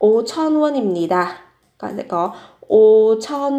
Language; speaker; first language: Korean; non-native, fluent; Vietnamese